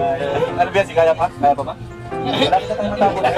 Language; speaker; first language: Filipino; native; Filipino